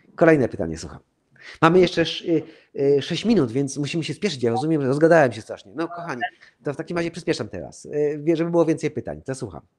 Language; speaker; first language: Polish; early bilingual, heritage; Polish